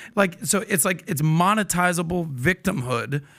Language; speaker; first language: English; native; English